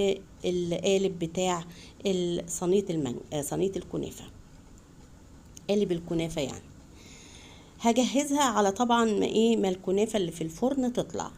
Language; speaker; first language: Arabic; native; Arabic